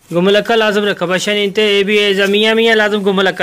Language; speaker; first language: Arabic; non-native, learner; Urdu